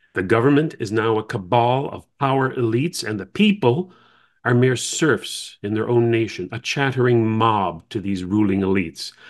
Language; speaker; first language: English; native; English